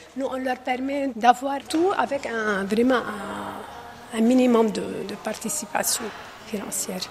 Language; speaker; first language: French; non-native, local second language; Arabic